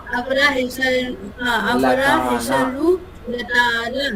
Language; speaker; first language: Kannada; non-native, learner; Bhojpuri